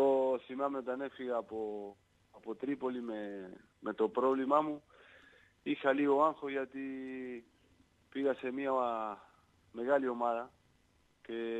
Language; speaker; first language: Greek; non-native, learner; Spanish